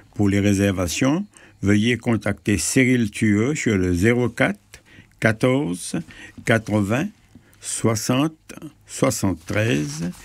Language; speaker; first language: French; non-native, local second language; Morisyen